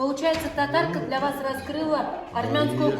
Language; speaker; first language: Russian; native; Russian